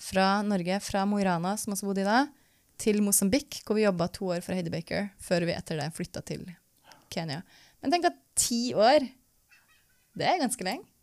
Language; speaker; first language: Norwegian; native; Norwegian